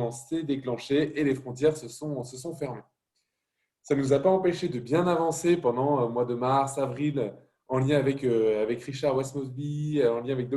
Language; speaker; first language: French; native; French